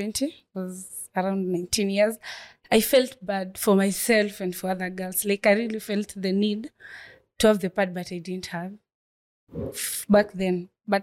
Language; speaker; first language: English; non-native, local second language; Swahili